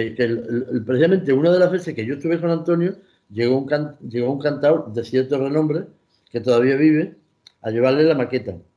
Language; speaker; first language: Spanish; native; Spanish